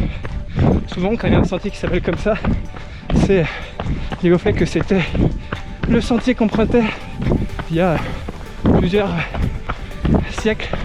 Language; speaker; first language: French; native; French